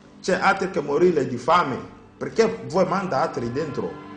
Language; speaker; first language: Italian; non-native, learner; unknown